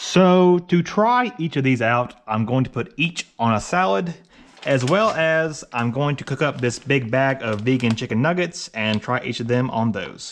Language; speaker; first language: English; native; English